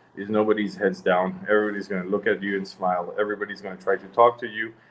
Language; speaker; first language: English; non-native, fluent; French